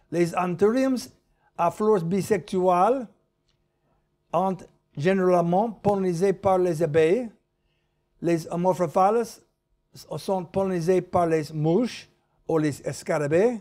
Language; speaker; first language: French; non-native, learner; English